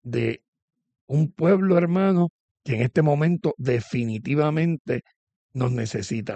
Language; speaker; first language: Spanish; native; Spanish